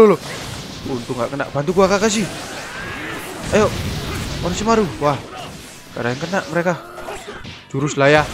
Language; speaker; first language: Indonesian; native; Indonesian